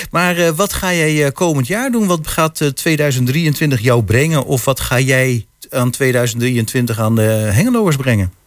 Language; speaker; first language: Dutch; native; Dutch